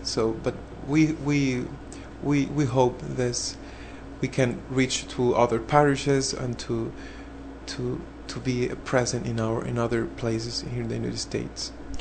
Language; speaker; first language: English; non-native, fluent; Spanish